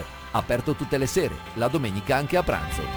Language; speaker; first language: Italian; native; Italian